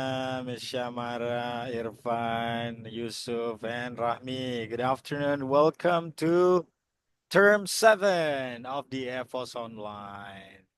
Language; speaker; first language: English; non-native, fluent; Indonesian